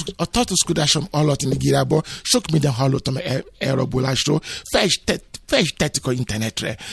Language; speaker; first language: Hungarian; non-native, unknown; Yoruba